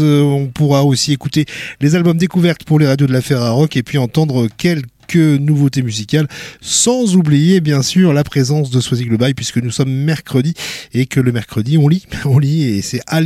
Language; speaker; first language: French; native; French